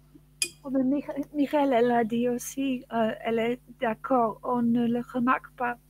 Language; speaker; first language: French; non-native, learner; English